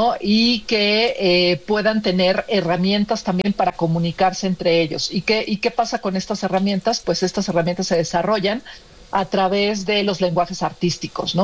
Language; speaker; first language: Spanish; native; Spanish